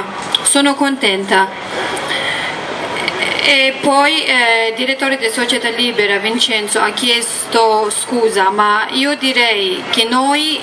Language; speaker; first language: Italian; non-native, learner; Tibetan